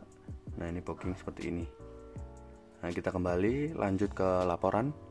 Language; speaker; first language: Indonesian; native; Indonesian